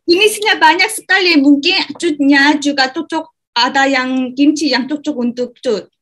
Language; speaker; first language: Indonesian; non-native, learner; Korean